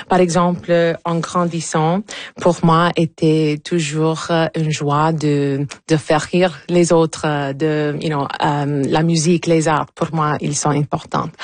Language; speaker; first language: French; non-native, local second language; English